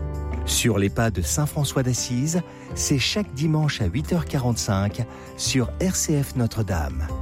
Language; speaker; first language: French; native; French